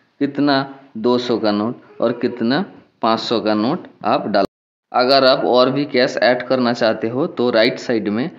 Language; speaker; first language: Hindi; non-native, local second language; Bangla